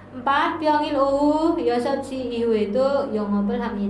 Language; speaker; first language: Korean; non-native, fluent; Indonesian